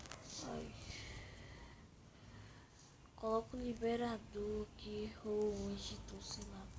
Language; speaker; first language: Portuguese; native; Portuguese